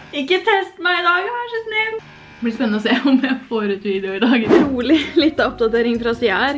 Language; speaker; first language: Norwegian; native; Norwegian